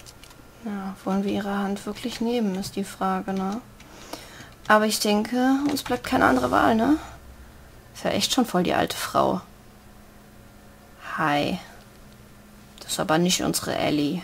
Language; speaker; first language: German; native; German